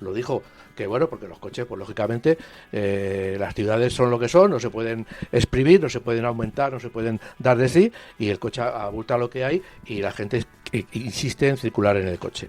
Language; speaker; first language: Spanish; native; Spanish